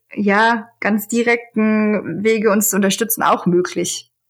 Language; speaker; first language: German; native; German